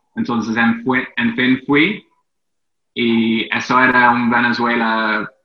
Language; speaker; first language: Spanish; non-native, fluent; English